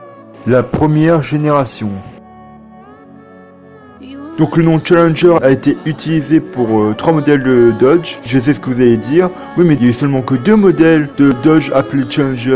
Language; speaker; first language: French; native; French